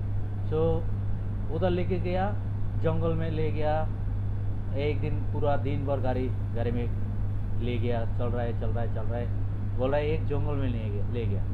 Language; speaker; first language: Hindi; non-native, learner; Bangla